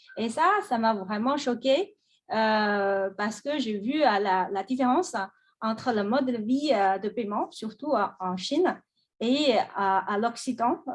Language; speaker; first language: French; non-native, fluent; Chinese